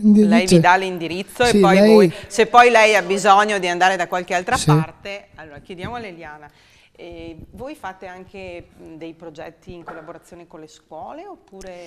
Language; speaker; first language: Italian; native; Italian